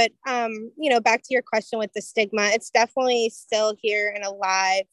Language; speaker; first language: English; native; English